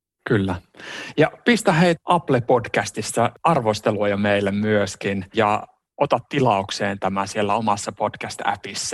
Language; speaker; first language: Finnish; native; Finnish